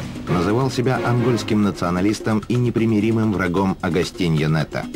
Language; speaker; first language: Russian; native; Russian